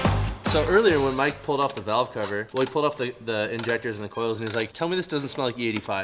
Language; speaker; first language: English; native; English